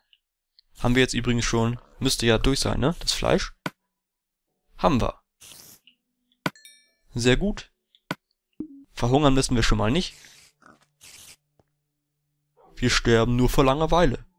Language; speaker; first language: German; native; German